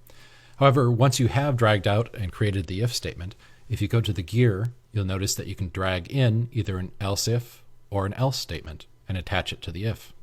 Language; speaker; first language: English; native; English